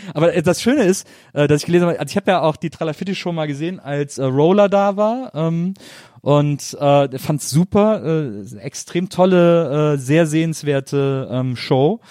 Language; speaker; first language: German; native; German